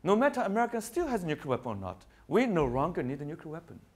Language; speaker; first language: English; non-native, fluent; Chinese